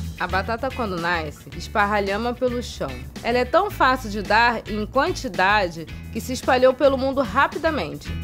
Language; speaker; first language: Portuguese; native; Portuguese